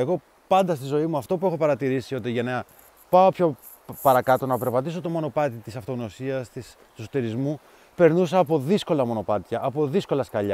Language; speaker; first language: Greek; native; Greek